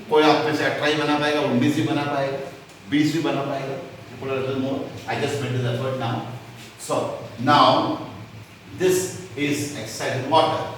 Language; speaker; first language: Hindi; non-native, local second language; Konkani